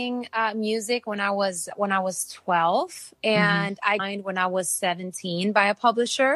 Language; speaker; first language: English; non-native, fluent; Albanian